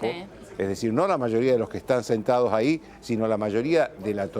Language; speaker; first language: Spanish; native; Spanish